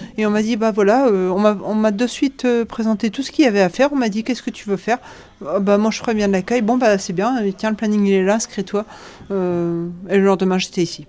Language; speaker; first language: French; native; French